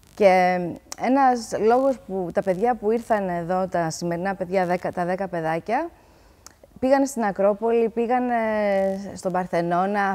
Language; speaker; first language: Greek; early bilingual, heritage; Greek